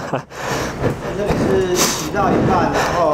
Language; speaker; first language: Chinese; native; Chinese